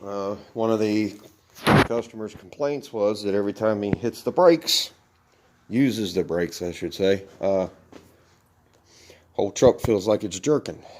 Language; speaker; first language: English; native; English